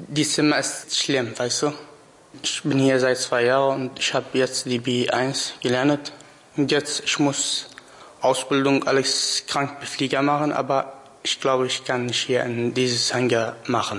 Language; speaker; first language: German; non-native, learner; Arabic